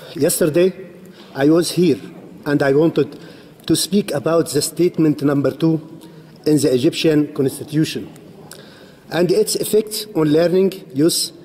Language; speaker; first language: English; non-native, fluent; Arabic